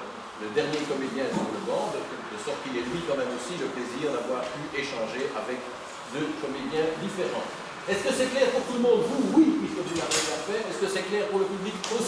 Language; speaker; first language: French; native; French